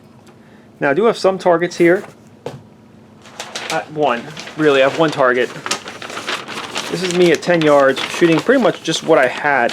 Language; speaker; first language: English; native; English